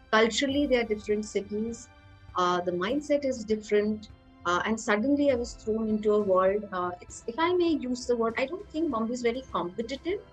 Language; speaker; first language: English; non-native, local second language; Hindi